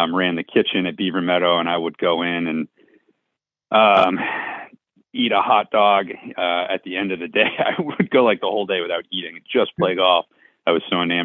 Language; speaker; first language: English; native; English